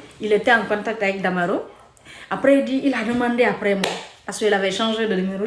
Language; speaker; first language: French; non-native, local second language; Mandingo